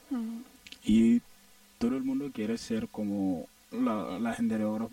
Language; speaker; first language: Spanish; non-native, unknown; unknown